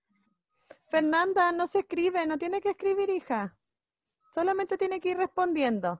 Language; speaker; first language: Spanish; native; Spanish